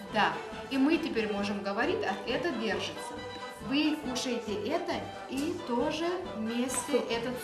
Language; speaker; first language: Russian; non-native, local second language; Lithuanian